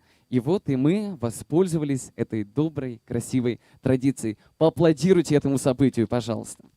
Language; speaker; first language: Russian; native; Russian